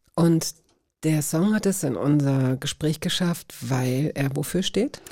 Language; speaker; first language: German; native; German